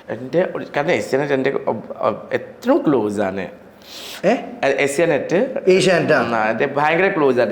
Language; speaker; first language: Malayalam; non-native, learner; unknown